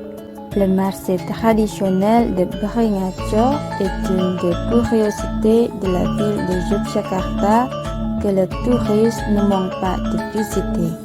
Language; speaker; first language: French; non-native, learner; Indonesian